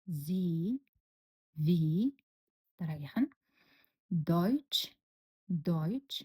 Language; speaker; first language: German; non-native, fluent; Mongolian